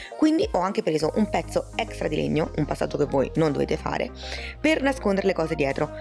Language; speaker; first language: Italian; native; Italian